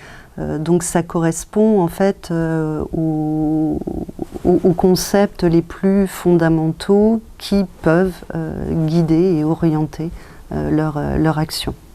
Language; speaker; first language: French; native; French